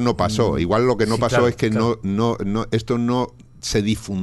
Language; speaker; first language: Spanish; native; Spanish